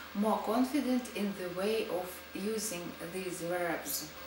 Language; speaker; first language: English; non-native, fluent; Russian